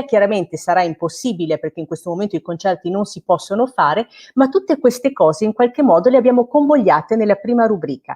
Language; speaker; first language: Italian; native; Italian